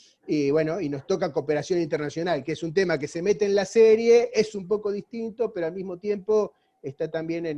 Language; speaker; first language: Spanish; native; Spanish